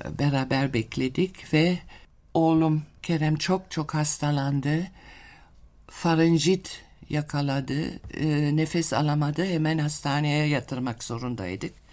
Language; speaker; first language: Turkish; non-native, fluent; German